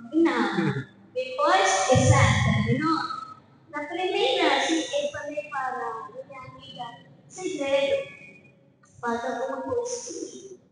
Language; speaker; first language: Portuguese; non-native, fluent; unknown